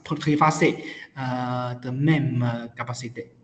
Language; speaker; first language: French; non-native, learner; Chinese